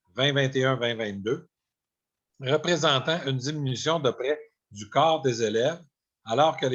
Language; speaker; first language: French; native; French